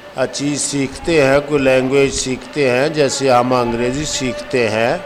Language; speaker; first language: Urdu; non-native, local second language; Punjabi